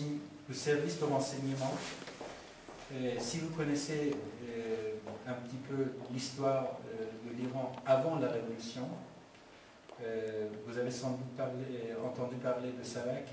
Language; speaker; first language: French; non-native, fluent; Persian